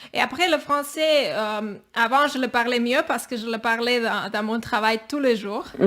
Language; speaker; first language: French; non-native, fluent; Catalan